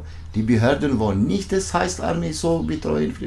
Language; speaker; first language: German; non-native, learner; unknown